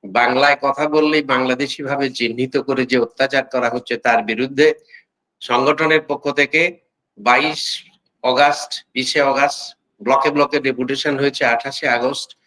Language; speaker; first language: Bangla; native; Bangla